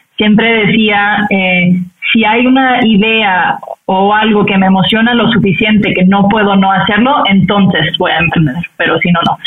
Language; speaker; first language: Spanish; non-native, fluent; French